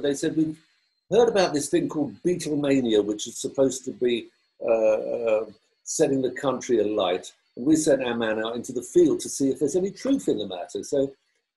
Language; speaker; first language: English; native; English